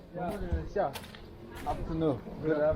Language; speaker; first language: English; non-native, learner; Tibetan